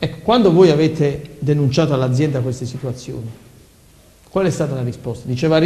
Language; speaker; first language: Italian; native; Italian